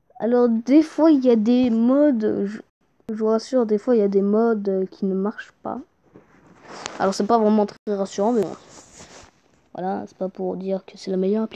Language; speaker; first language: French; native; French